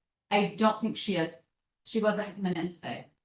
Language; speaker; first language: English; native; English